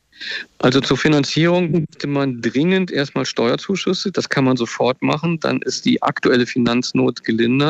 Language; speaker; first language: German; native; German